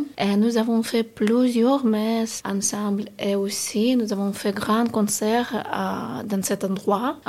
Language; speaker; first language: French; non-native, learner; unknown